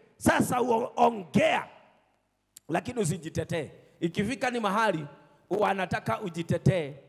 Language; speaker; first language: Swahili; non-native, local second language; Kikuyu